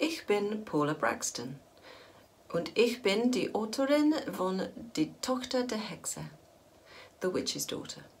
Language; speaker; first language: German; non-native, learner; English